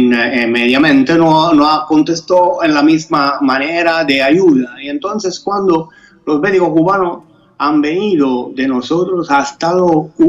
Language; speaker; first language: Spanish; non-native, fluent; Italian